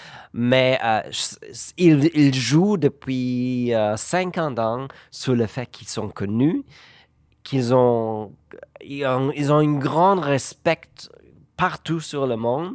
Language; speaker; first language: French; non-native, fluent; German